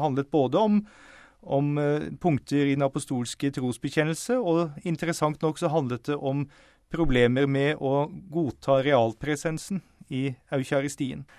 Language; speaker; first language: Norwegian; native; Norwegian